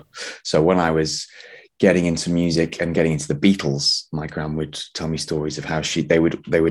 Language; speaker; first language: English; native; English